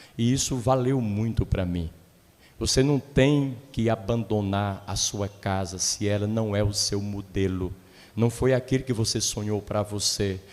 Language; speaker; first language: Portuguese; native; Portuguese